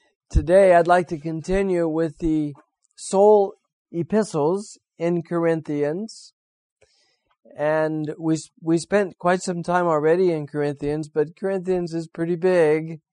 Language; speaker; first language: English; native; English